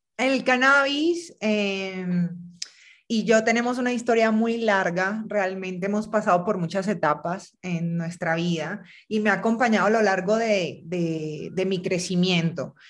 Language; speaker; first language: Spanish; native; Spanish